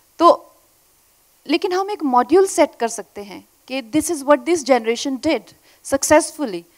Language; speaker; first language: Hindi; native; Hindi